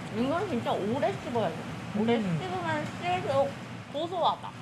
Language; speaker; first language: Korean; native; Korean